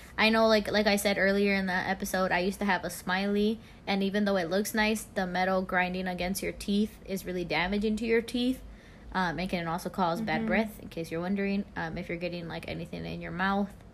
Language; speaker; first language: English; early bilingual, other home language; Spanish